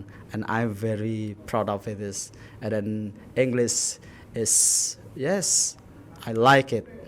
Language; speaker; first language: English; non-native, learner; Indonesian